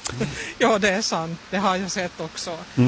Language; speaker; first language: Swedish; non-native, local second language; Finnish